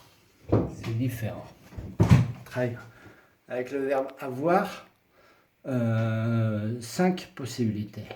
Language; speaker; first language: French; non-native, fluent; Spanish